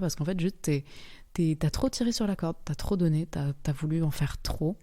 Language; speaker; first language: French; native; French